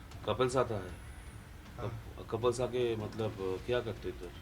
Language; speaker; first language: Hindi; non-native, local second language; Bangla